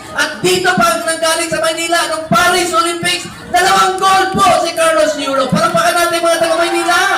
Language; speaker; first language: Filipino; non-native, local second language; Cebuano